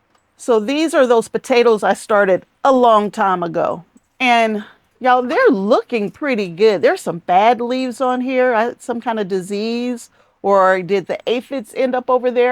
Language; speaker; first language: English; native; English